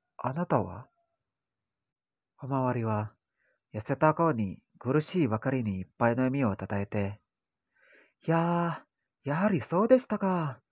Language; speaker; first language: Japanese; non-native, learner; Indonesian